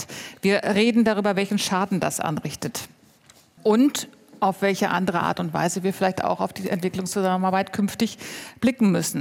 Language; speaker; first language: German; native; German